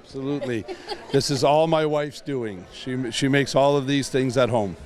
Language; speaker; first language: English; native; English